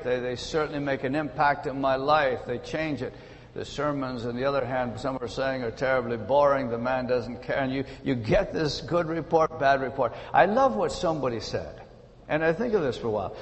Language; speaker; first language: English; native; English